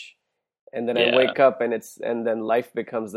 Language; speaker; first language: English; non-native, local second language; Hindi